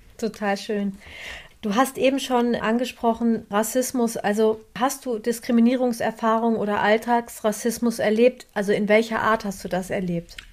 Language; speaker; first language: German; early bilingual, other home language; Turkish